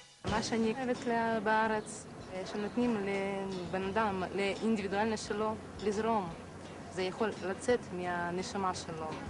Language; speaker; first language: Hebrew; non-native, fluent; Russian